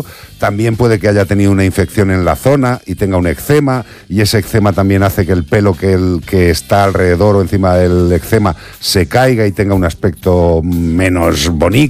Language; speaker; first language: Spanish; native; Spanish